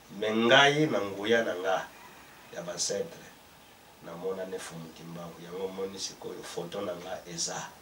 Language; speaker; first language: Lingala; non-native, local second language; Kongo